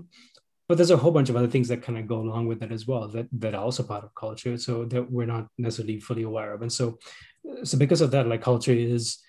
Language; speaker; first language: English; non-native, local second language; Sinhala